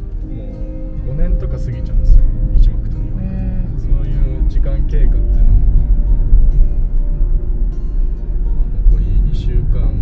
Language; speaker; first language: Japanese; native; Japanese